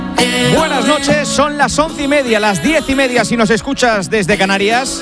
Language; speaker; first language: Spanish; native; Spanish